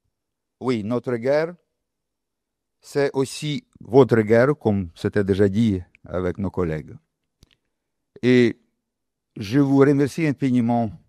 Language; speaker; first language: French; non-native, local second language; Ukrainian